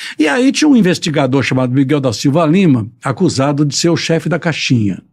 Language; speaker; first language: Portuguese; early bilingual, other home language; Italian